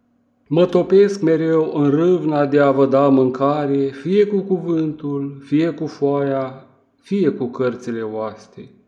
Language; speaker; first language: Romanian; native; Romanian